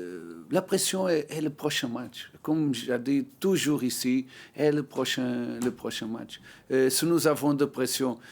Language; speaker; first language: French; non-native, learner; Portuguese